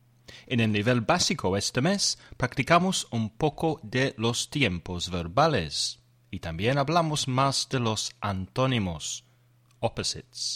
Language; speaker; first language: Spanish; non-native, fluent; English